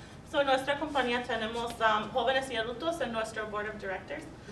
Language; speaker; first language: Spanish; non-native, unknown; English